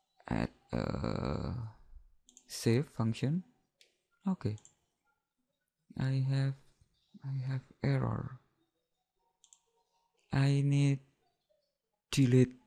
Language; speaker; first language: English; non-native, learner; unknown